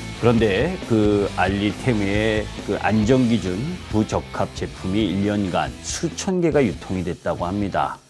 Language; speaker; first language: Korean; native; Korean